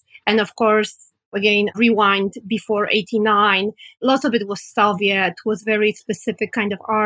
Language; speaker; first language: English; non-native, fluent; Polish